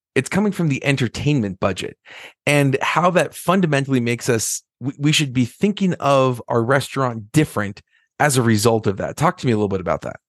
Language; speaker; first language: English; native; English